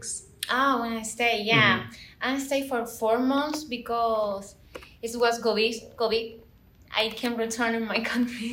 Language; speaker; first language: English; non-native, learner; Spanish